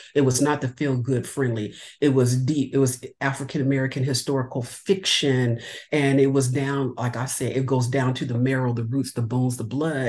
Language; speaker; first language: English; native; English